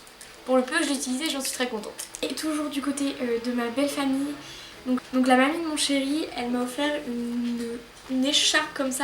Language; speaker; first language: French; native; French